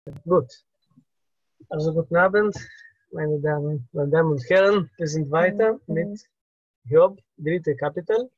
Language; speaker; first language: German; non-native, learner; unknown